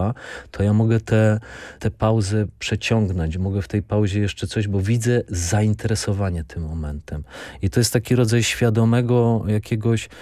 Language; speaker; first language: Polish; native; Polish